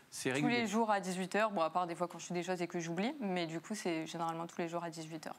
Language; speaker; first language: French; native; French